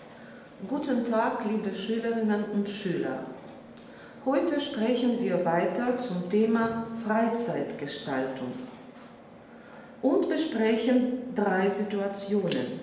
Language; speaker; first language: German; non-native, fluent; Russian